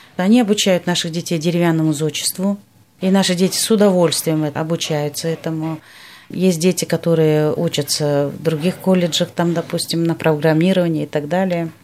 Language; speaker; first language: Russian; non-native, local second language; Kyrgyz